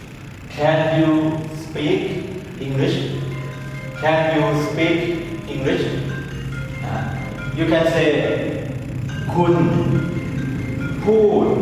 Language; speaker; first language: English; non-native, learner; Thai